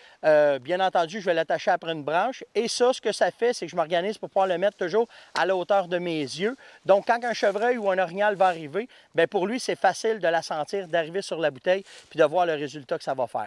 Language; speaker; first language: French; native; French